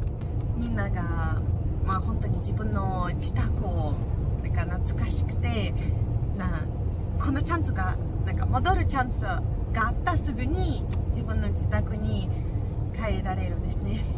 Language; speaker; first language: Japanese; non-native, fluent; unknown